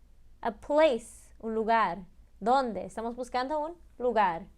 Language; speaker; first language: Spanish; early bilingual, heritage; Spanish